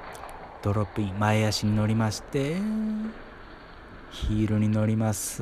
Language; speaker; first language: Japanese; native; Japanese